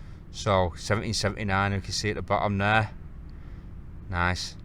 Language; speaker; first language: English; native; English